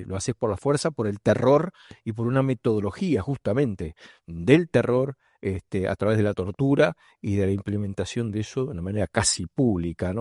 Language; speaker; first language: Spanish; native; Spanish